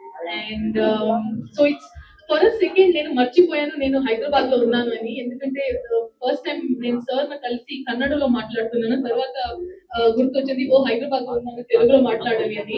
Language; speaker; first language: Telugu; non-native, learner; Kannada